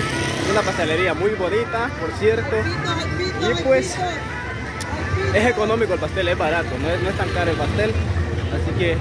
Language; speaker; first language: Spanish; native; Spanish